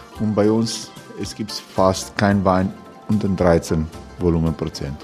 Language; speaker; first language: German; non-native, learner; Croatian